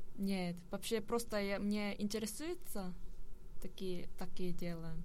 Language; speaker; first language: Russian; non-native, learner; Korean